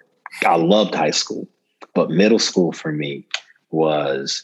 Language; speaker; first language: English; native; English